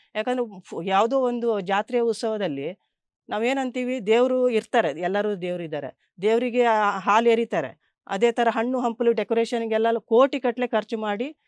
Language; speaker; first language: Kannada; native; Kannada